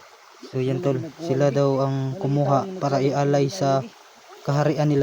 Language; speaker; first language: Filipino; non-native, local second language; Cebuano